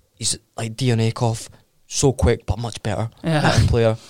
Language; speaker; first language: English; native; English